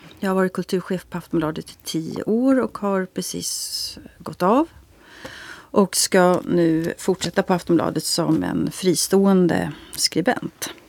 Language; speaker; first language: Swedish; native; Swedish